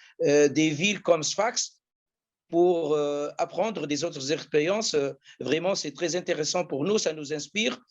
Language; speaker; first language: French; non-native, local second language; Arabic